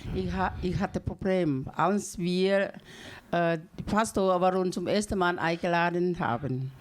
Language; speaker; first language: German; non-native, learner; Thai